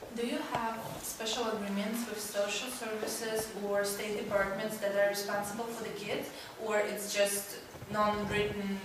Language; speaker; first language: English; non-native, fluent; Russian